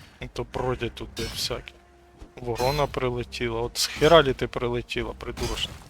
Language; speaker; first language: Ukrainian; non-native, local second language; Russian